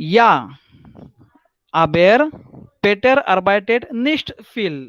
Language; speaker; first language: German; non-native, fluent; Hindi